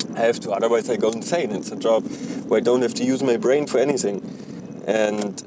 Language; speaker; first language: English; non-native, fluent; German